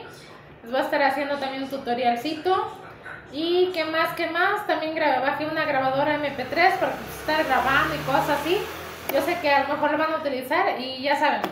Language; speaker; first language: Spanish; native; Spanish